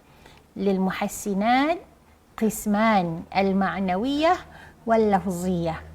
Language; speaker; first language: Arabic; non-native, fluent; Malay